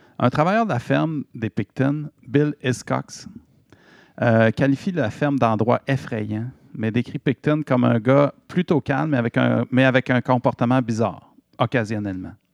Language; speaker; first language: French; native; French